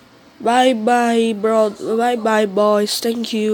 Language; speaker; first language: English; non-native, learner; Italian